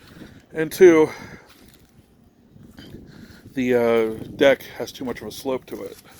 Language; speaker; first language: English; native; English